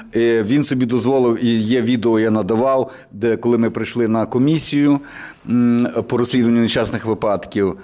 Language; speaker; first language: Ukrainian; non-native, local second language; Russian